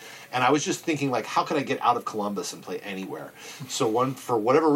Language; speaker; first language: English; native; English